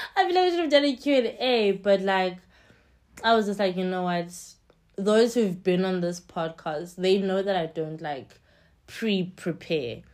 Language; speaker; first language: English; non-native, local second language; Xhosa